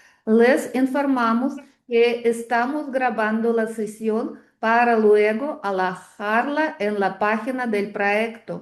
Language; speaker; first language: Spanish; non-native, fluent; Russian